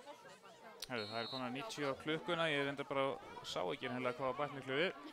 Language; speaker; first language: Icelandic; native; Icelandic